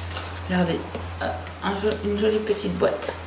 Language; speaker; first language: French; native; French